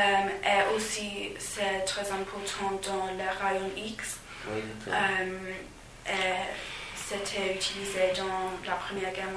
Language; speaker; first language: French; non-native, fluent; English